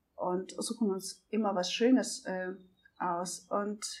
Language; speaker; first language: German; non-native, fluent; Russian